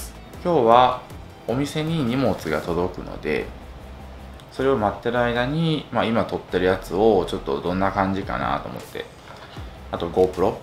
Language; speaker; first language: Japanese; native; Japanese